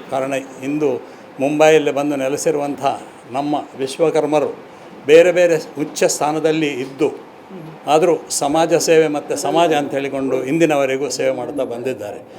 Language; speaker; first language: Kannada; native; Kannada